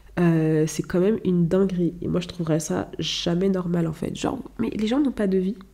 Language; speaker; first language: French; non-native, local second language; Lingala